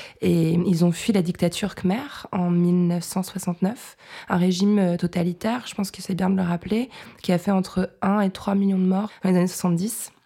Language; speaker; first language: French; native; French